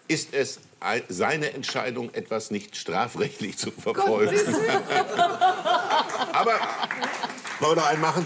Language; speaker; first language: German; native; German